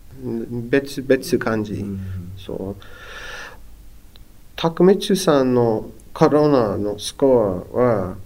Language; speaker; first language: Japanese; non-native, learner; English